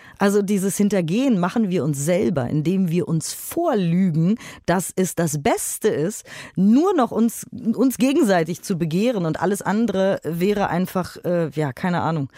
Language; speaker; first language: German; native; German